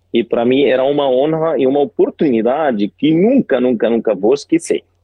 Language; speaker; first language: Portuguese; non-native, fluent; Arabic